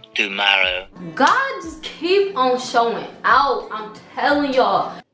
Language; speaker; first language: English; native; English